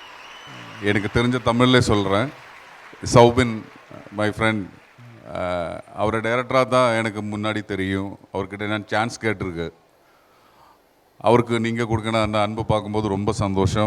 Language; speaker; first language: Tamil; non-native, learner; Malayalam